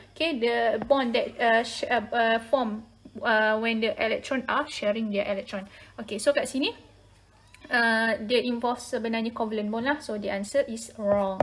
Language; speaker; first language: English; non-native, local second language; Malay